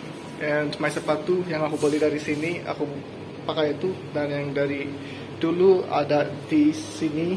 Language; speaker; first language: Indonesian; non-native, learner; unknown